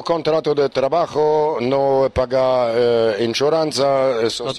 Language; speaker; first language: Spanish; non-native, learner; German